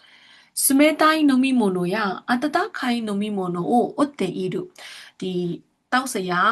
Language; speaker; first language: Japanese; non-native, fluent; Burmese